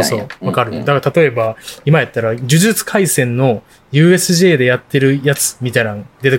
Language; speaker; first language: Japanese; native; Japanese